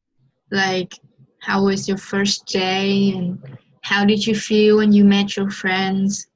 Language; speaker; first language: English; non-native, fluent; Vietnamese